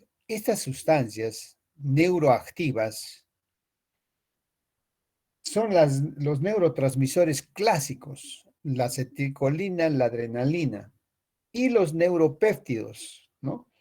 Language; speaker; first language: Spanish; native; Spanish